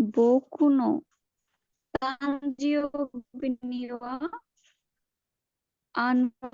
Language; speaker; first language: Japanese; non-native, learner; Bangla